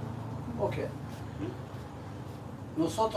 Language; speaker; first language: Spanish; non-native, learner; French